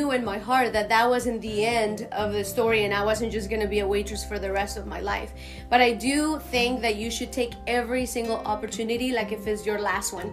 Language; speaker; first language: English; non-native, fluent; Spanish